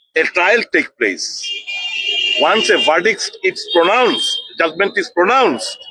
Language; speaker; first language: English; non-native, local second language; Bangla